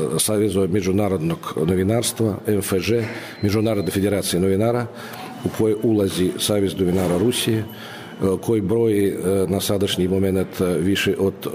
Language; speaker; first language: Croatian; non-native, fluent; Russian